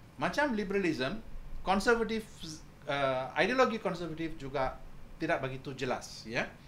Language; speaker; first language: Malay; non-native, local second language; Tamil